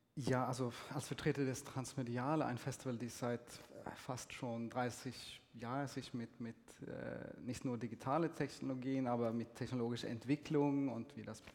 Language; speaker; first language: German; non-native, fluent; Swedish